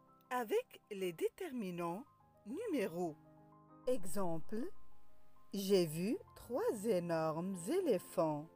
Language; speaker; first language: French; non-native, local second language; Arabic